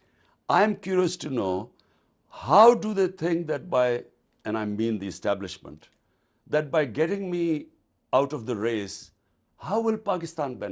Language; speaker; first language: English; non-native, local second language; Urdu